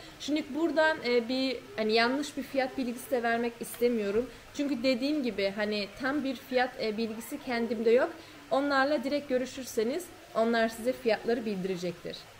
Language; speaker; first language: Turkish; early bilingual, heritage; Turkish